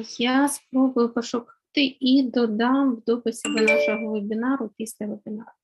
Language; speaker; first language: Ukrainian; native; Ukrainian